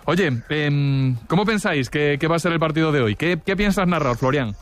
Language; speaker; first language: Spanish; native; Spanish